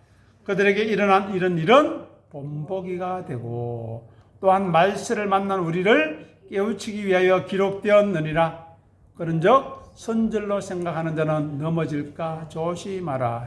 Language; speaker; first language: Korean; native; Korean